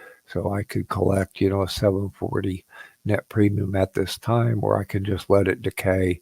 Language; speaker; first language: English; native; English